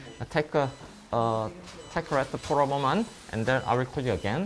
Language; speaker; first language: English; non-native, fluent; Korean